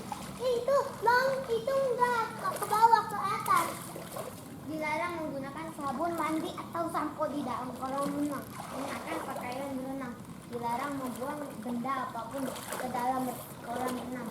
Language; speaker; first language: Indonesian; native; Indonesian